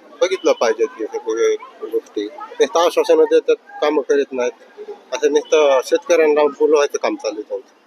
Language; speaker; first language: Marathi; native; Marathi